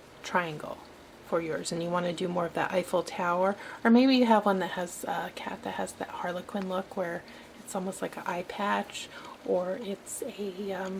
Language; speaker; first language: English; native; English